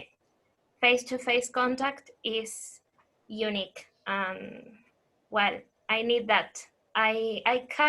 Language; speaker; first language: English; non-native, fluent; Spanish